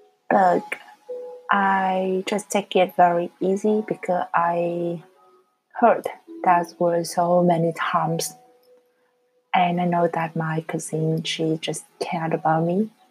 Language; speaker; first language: English; non-native, learner; Vietnamese